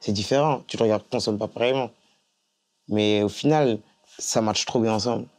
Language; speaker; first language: French; early bilingual, other home language; Fula